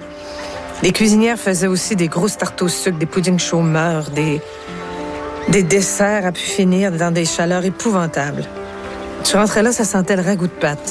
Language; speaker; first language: French; native; French